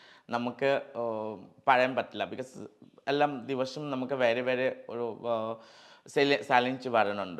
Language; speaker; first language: Malayalam; non-native, learner; Assamese